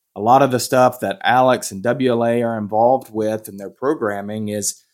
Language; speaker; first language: English; native; English